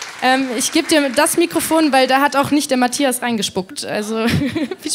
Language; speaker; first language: German; native; German